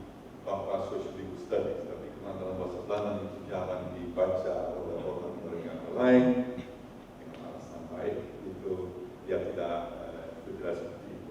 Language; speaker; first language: Indonesian; non-native, fluent; Dutch